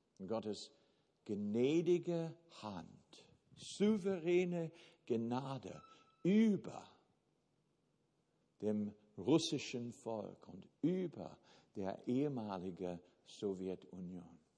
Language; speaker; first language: German; non-native, fluent; English